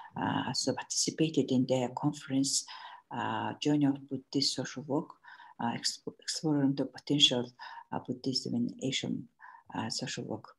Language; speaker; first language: English; non-native, learner; Mongolian